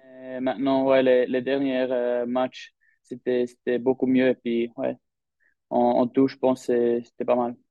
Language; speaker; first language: French; non-native, local second language; German